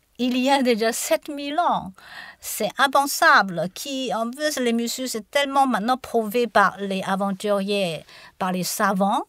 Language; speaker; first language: French; non-native, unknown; Chinese